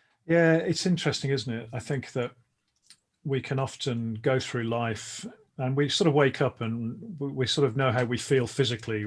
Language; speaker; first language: English; native; English